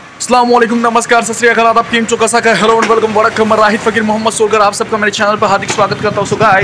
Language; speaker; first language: Hindi; non-native, local second language; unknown